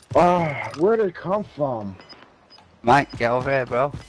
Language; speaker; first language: English; native; English